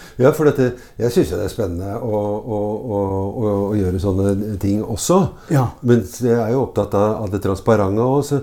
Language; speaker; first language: Norwegian; native; Norwegian